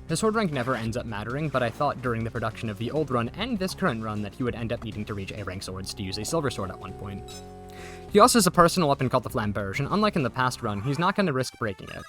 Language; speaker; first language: English; native; English